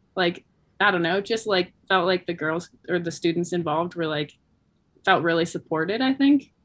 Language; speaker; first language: English; native; English